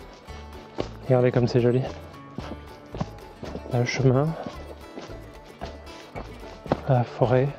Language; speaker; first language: French; native; French